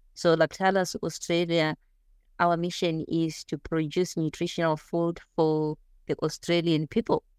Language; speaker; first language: English; non-native, local second language; Shona